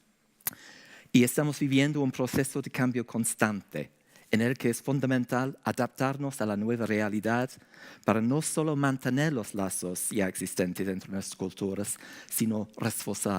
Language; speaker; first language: Spanish; non-native, fluent; English